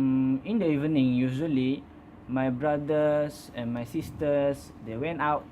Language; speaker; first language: English; non-native, learner; Malay